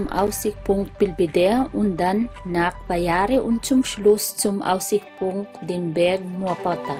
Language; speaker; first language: German; non-native, learner; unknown